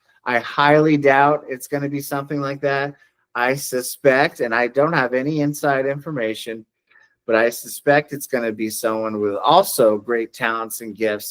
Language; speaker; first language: English; native; English